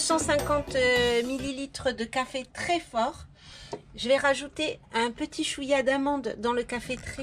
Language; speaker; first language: French; native; French